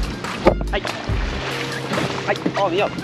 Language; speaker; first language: French; native; French